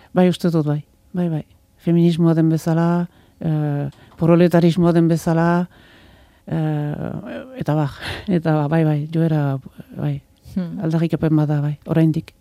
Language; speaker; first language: Basque; native; Basque